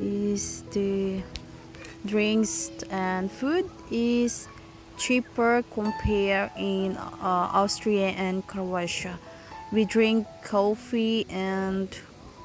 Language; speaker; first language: English; non-native, local second language; Filipino